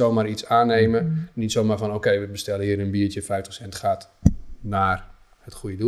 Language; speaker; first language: Dutch; native; Dutch